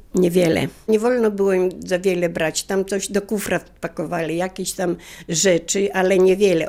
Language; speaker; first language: Polish; native; Polish